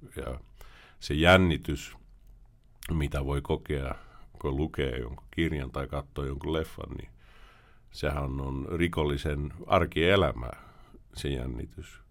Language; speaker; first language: Finnish; early bilingual, heritage; Finnish